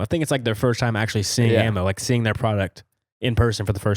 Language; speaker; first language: English; native; English